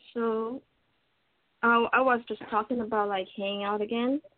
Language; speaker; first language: English; non-native, fluent; Chinese